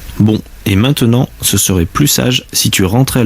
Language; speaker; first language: French; native; French